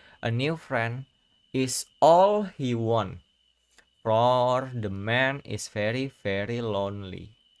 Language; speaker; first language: English; non-native, learner; Indonesian